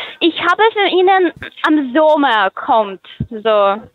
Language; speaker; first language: German; non-native, learner; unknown